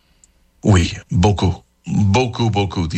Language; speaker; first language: French; non-native, learner; English